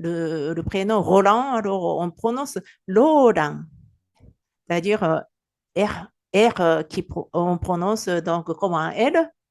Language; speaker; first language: French; non-native, fluent; Japanese